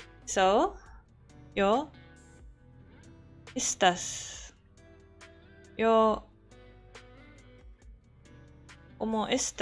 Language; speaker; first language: Spanish; non-native, learner; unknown